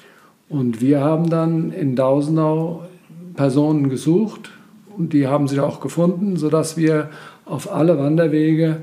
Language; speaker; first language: German; native; German